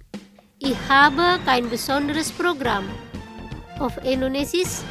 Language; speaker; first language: German; non-native, learner; Indonesian